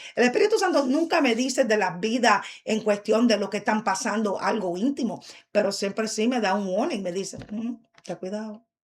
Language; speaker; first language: Spanish; early bilingual, heritage; Spanish